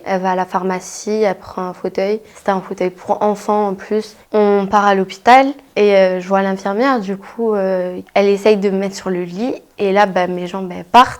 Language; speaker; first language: French; native; French